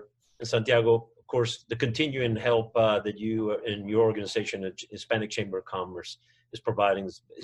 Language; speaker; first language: English; non-native, fluent; Spanish